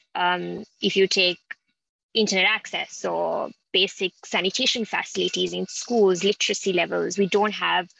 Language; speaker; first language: English; non-native, local second language; Sinhala